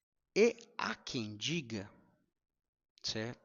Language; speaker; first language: Portuguese; native; Portuguese